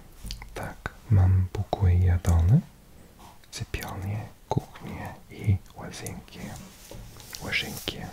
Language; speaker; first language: Polish; non-native, learner; English